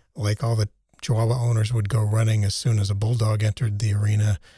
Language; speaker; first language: English; native; English